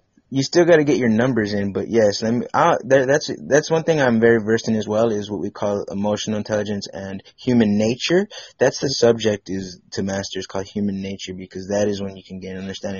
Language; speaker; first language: English; native; English